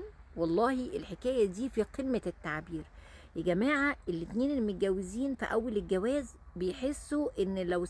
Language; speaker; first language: Arabic; native; Arabic